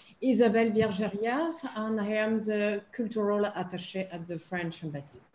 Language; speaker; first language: English; non-native, fluent; French